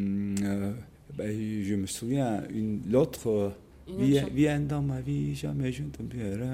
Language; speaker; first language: French; non-native, fluent; Turkish